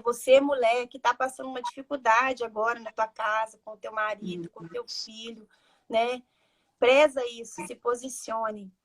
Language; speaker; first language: Portuguese; native; Portuguese